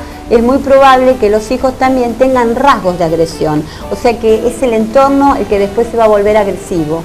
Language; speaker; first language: Spanish; native; Spanish